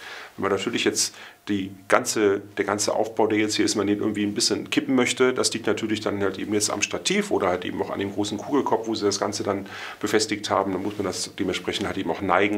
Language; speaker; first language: German; native; German